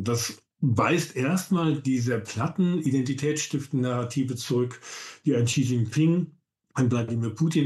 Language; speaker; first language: German; native; German